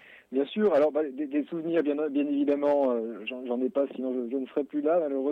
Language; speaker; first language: French; native; French